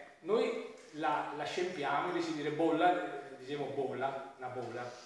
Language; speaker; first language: Italian; native; Italian